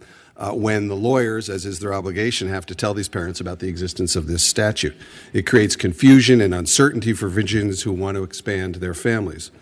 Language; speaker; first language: English; native; English